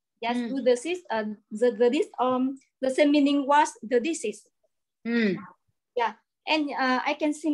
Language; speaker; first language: English; non-native, learner; Vietnamese